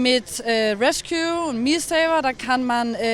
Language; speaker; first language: German; non-native, learner; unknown